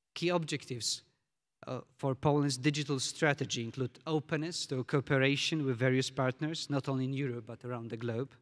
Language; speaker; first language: English; non-native, fluent; Polish